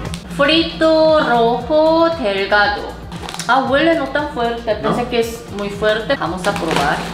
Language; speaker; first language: Spanish; non-native, learner; Korean